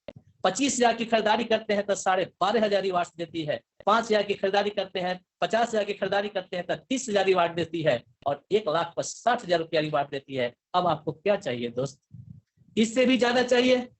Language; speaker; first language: Hindi; native; Hindi